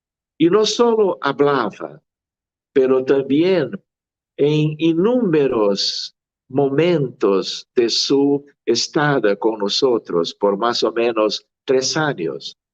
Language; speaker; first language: Spanish; non-native, fluent; Portuguese